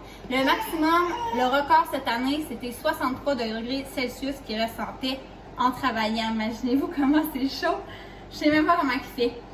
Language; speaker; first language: French; native; French